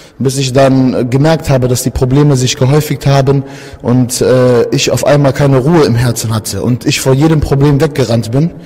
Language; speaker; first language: German; early bilingual, other home language; Italian